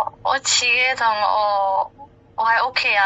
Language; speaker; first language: Cantonese; non-native, learner; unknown